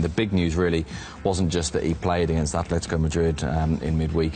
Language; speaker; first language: English; native; English